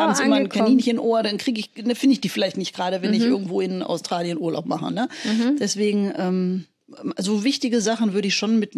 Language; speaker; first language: German; native; German